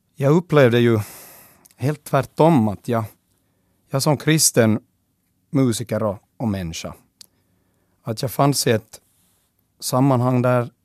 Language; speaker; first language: Swedish; native; Swedish